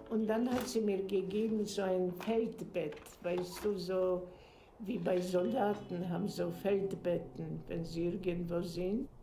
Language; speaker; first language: German; non-native, fluent; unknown